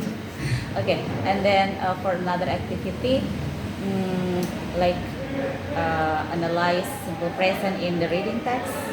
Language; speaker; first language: English; non-native, learner; Indonesian